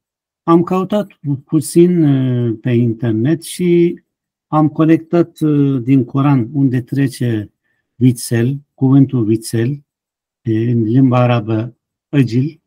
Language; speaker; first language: Romanian; non-native, fluent; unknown